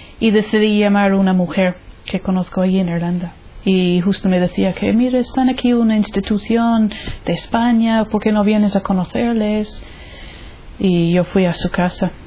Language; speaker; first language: Spanish; non-native, fluent; English